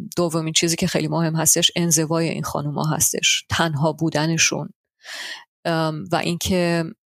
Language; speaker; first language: Persian; early bilingual, heritage; Persian